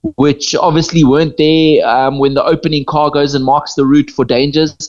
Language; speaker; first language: English; native; English